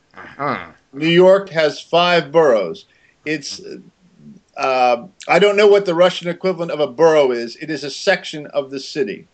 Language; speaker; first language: English; native; English